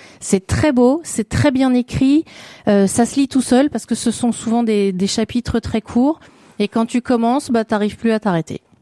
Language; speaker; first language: French; native; French